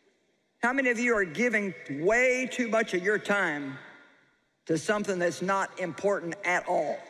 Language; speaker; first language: English; native; English